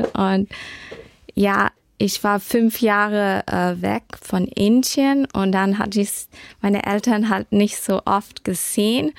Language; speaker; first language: German; early bilingual, heritage; German